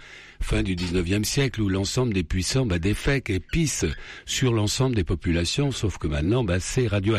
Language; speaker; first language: French; native; French